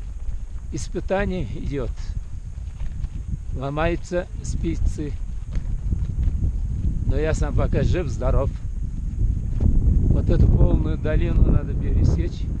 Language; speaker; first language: Russian; non-native, local second language; Uzbek